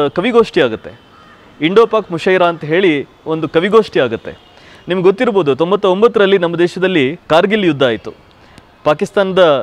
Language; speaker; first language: Kannada; native; Kannada